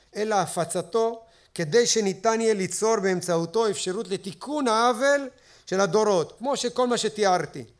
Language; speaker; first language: Hebrew; native; Hebrew